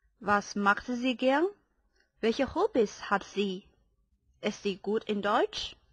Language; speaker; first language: German; non-native, fluent; Chinese